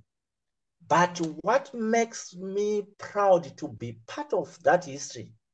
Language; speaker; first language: English; non-native, local second language; Shona